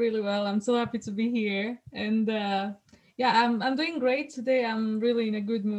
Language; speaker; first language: English; non-native, fluent; Romanian